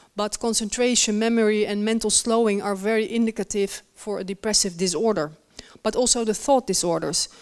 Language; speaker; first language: English; non-native, fluent; Dutch